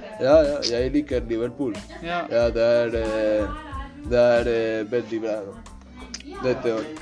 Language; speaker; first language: Norwegian; non-native, learner; Spanish